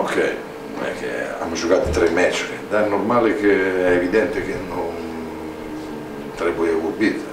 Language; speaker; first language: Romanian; non-native, fluent; Italian